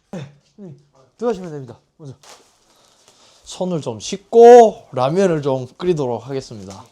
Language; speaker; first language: Korean; native; Korean